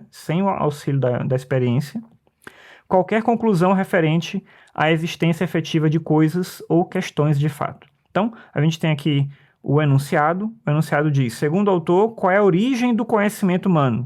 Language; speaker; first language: Portuguese; native; Portuguese